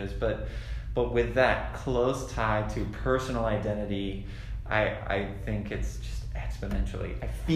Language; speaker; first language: English; native; English